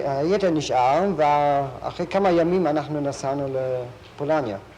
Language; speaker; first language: Hebrew; non-native, fluent; German